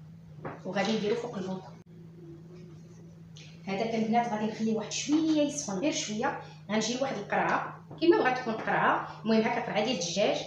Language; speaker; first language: Arabic; native; Arabic